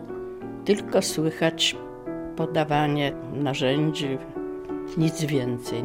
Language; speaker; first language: Polish; native; Polish